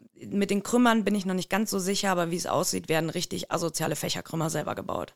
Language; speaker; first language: German; native; German